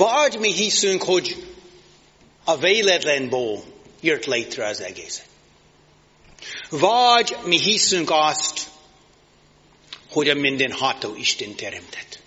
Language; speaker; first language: Hungarian; non-native, fluent; English